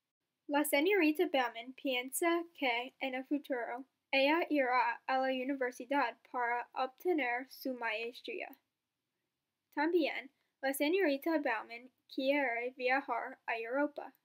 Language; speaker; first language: Spanish; non-native, learner; English